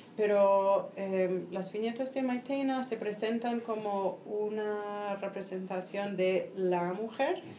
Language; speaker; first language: Spanish; non-native, fluent; English